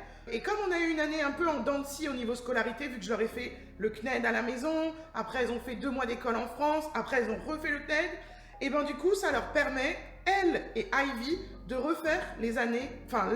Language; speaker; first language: French; native; French